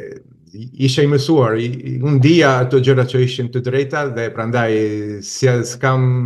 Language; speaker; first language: Albanian; non-native, fluent; Italian